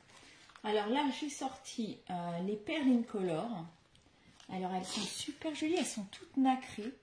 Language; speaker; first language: French; native; French